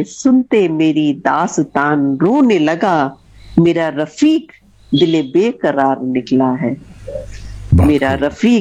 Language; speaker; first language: Hindi; native; Hindi